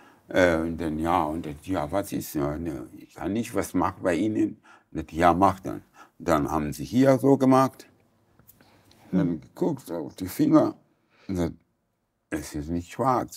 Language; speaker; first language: German; non-native, local second language; Portuguese